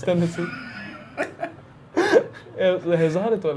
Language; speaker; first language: Arabic; native; Arabic